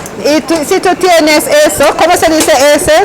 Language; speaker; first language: Spanish; non-native, learner; English